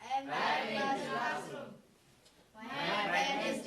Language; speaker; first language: English; non-native, learner; Balinese